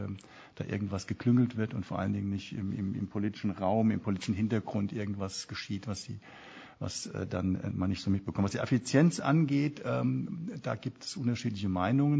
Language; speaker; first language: German; native; German